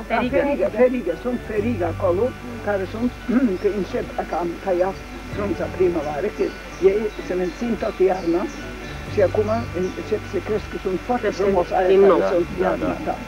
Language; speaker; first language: Romanian; early bilingual, heritage; French